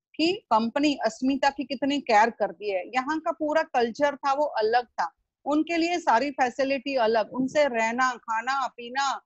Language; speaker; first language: Hindi; non-native, local second language; Gujarati